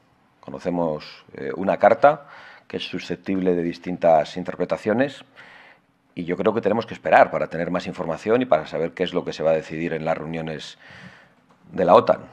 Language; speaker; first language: Spanish; native; Spanish